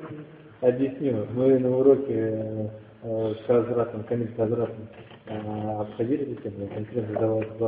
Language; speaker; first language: Russian; native; Russian